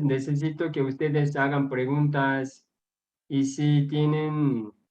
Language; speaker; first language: Spanish; non-native, fluent; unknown